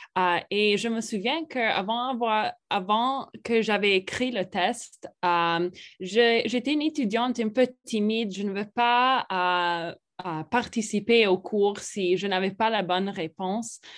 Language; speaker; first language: French; non-native, fluent; English